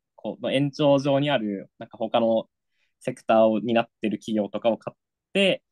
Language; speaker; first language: Japanese; native; Japanese